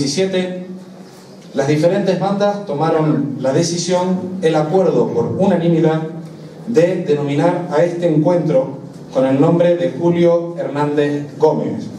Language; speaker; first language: Spanish; native; Spanish